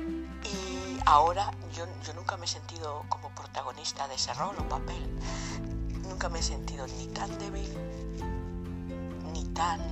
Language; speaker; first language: Spanish; native; Spanish